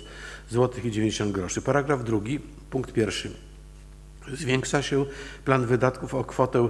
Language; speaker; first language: Polish; native; Polish